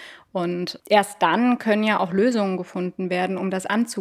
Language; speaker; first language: German; native; German